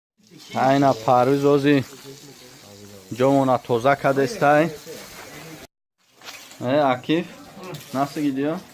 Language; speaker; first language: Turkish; non-native, fluent; Tajik